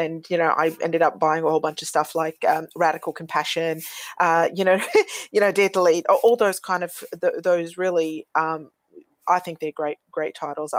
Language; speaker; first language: English; native; English